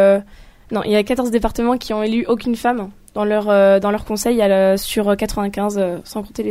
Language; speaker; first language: French; native; French